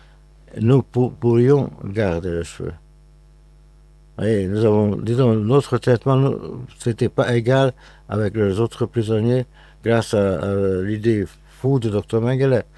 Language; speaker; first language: French; non-native, fluent; Hungarian